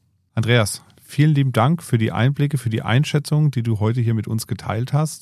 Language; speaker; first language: German; native; German